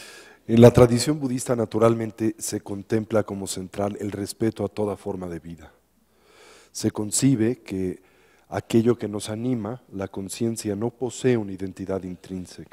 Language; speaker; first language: Spanish; native; Spanish